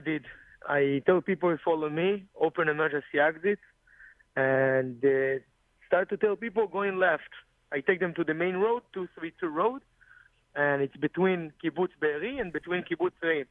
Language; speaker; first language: English; non-native, learner; Hebrew